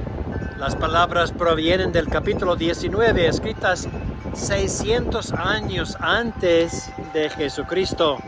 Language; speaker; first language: Spanish; non-native, fluent; English